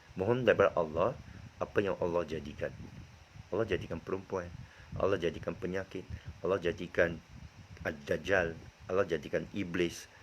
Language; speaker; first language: Malay; non-native, local second language; Chinese